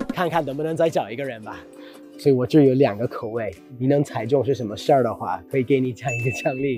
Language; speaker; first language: Chinese; non-native, fluent; English